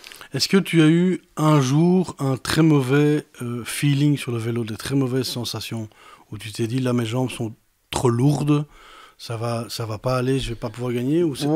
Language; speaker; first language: French; native; French